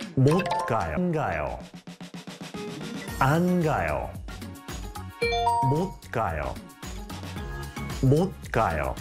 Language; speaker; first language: Korean; non-native, fluent; English